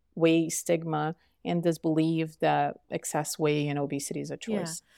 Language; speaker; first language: English; non-native, fluent; Portuguese